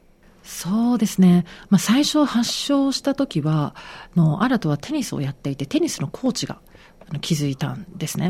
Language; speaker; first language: Japanese; native; Japanese